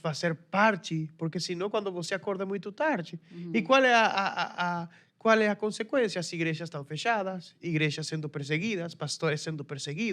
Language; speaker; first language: Portuguese; non-native, fluent; Spanish